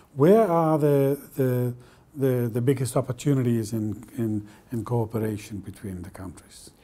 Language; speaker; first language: English; non-native, fluent; Icelandic